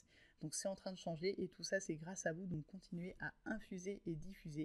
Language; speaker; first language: French; native; French